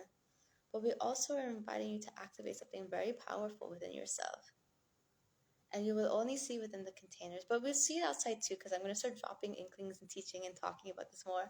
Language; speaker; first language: English; native; English